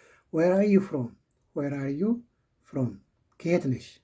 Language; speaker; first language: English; non-native, fluent; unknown